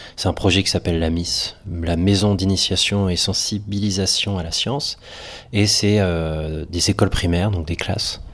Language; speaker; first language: French; native; French